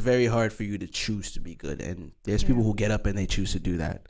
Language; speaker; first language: English; native; English